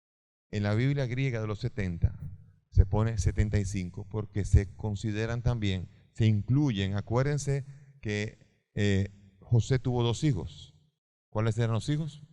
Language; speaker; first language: Spanish; native; Spanish